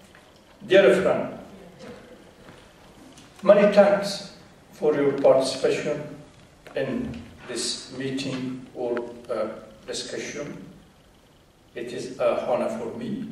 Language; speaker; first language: English; non-native, fluent; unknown